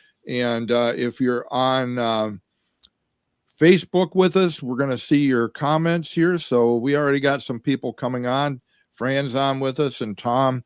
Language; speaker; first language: English; native; English